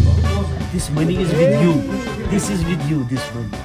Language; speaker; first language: English; non-native, local second language; Kashmiri